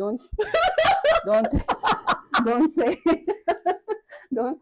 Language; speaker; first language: English; non-native, learner; Persian